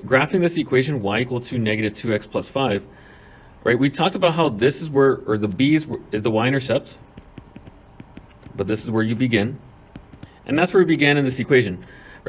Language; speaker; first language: English; native; English